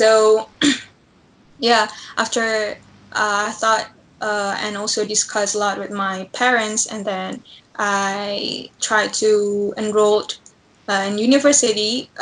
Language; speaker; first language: English; non-native, learner; Indonesian